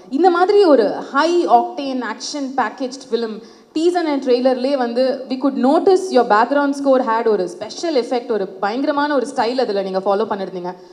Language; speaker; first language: Tamil; native; Tamil